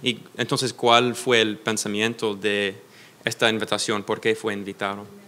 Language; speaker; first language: Spanish; non-native, fluent; English